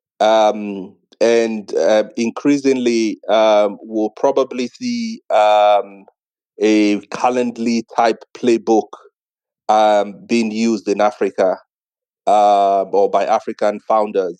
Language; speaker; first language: English; non-native, local second language; Igbo